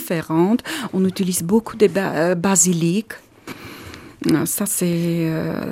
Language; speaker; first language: French; non-native, learner; Armenian